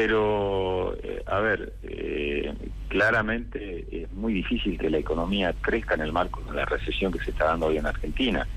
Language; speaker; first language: Spanish; native; Spanish